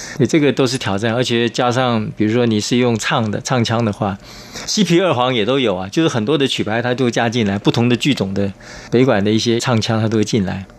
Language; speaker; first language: Chinese; native; Chinese